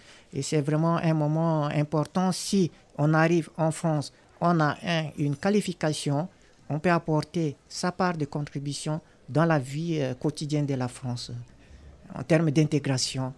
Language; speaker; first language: French; non-native, local second language; Sango